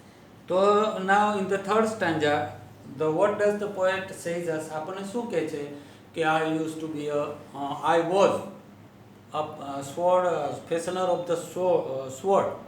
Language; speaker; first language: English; non-native, local second language; Gujarati